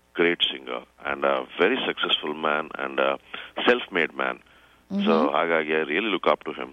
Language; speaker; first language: English; non-native, local second language; Kannada